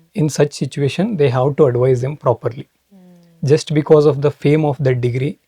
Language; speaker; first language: English; non-native, local second language; Kannada